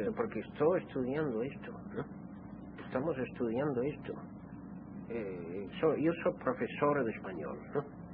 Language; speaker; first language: Spanish; non-native, fluent; English